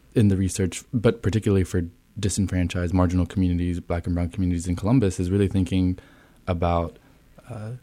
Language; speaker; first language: English; native; English